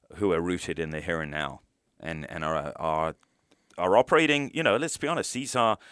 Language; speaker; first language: English; native; English